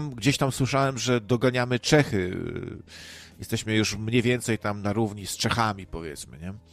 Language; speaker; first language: Polish; native; Polish